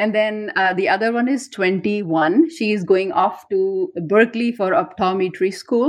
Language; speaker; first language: English; non-native, local second language; Urdu